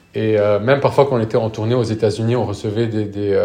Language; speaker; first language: French; non-native, local second language; Arabic